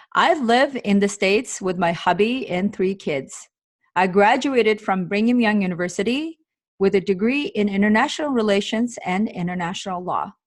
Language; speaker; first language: English; non-native, fluent; Mongolian